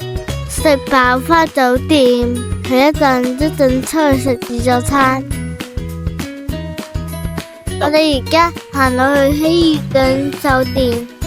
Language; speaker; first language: Chinese; native; Chinese